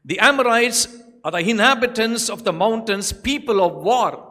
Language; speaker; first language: English; non-native, local second language; Tamil